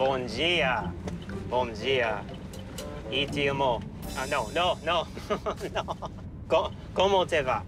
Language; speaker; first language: Portuguese; non-native, learner; English